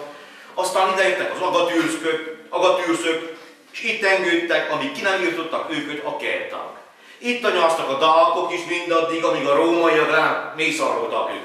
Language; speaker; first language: Hungarian; native; Hungarian